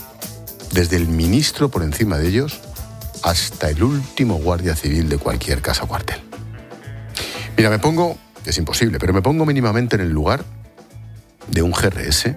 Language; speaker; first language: Spanish; native; Spanish